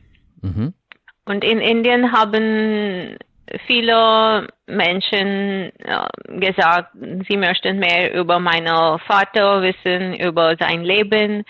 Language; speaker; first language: German; non-native, fluent; Marathi